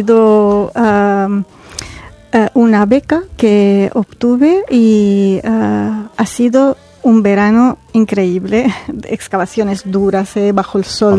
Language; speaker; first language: Spanish; non-native, fluent; Arabic